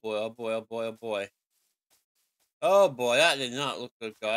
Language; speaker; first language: English; native; English